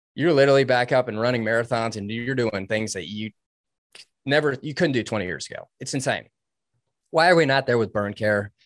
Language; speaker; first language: English; native; English